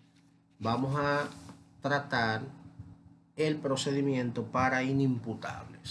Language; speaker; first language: Spanish; native; Spanish